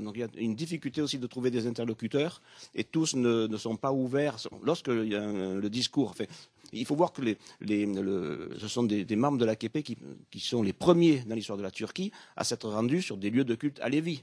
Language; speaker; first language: French; native; French